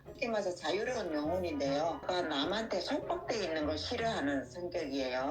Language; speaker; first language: Korean; native; Korean